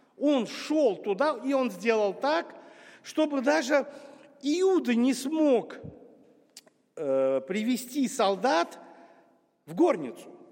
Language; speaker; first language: Russian; non-native, local second language; Armenian